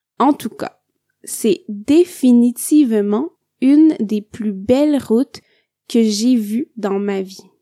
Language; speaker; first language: French; native; French